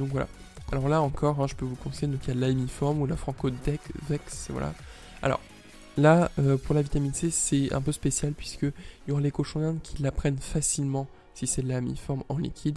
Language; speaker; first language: French; native; French